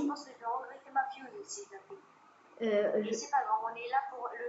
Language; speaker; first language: French; native; French